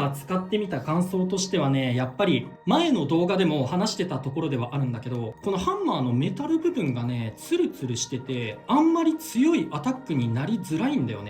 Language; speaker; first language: Japanese; native; Japanese